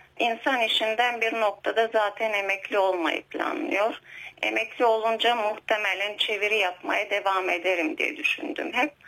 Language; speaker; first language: Turkish; native; Turkish